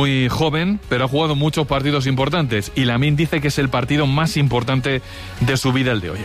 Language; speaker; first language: Spanish; native; Spanish